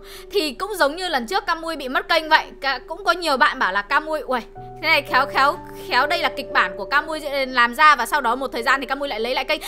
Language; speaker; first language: Vietnamese; native; Vietnamese